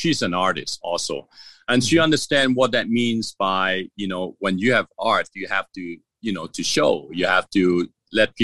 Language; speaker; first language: English; non-native, local second language; Cantonese